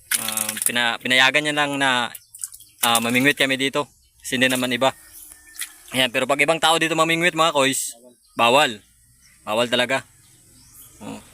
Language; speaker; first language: Filipino; non-native, local second language; Aklanon